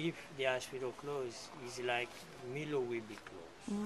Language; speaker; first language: English; non-native, fluent; Haitian Creole